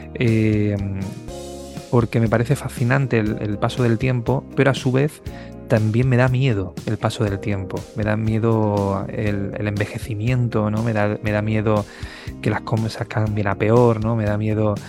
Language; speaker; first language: Spanish; native; Spanish